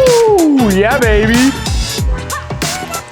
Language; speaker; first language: English; native; English